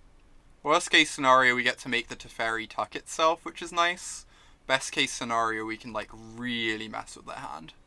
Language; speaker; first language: English; native; English